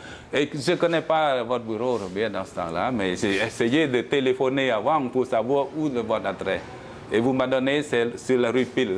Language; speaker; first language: French; non-native, learner; Khmer